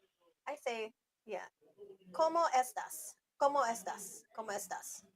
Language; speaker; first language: Spanish; non-native, learner; English